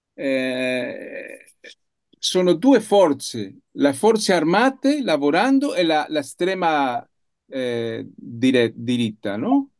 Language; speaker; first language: Italian; non-native, learner; Spanish